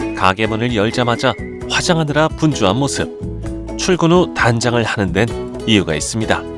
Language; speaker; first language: Korean; native; Korean